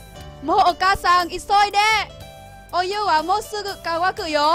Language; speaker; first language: Japanese; non-native, learner; Vietnamese